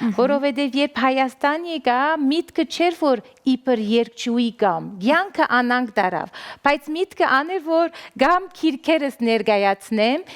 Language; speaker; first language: Armenian; early bilingual, heritage; Armenian